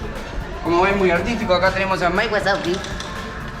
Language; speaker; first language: Spanish; native; Spanish